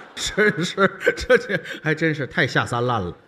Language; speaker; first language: Chinese; native; Chinese